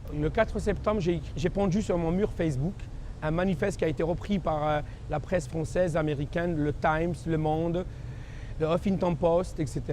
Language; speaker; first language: French; non-native, local second language; Kabyle